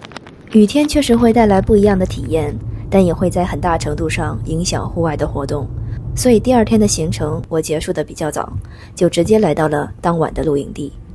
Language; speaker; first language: Chinese; native; Chinese